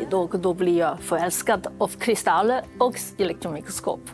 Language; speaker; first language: Swedish; non-native, fluent; Chinese